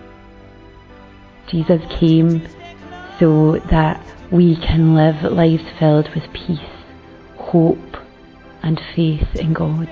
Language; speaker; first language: English; native; English